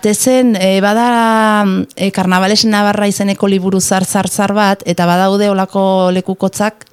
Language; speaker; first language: Basque; native; Basque